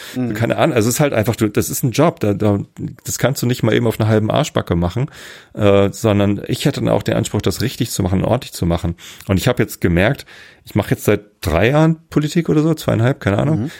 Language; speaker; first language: German; native; German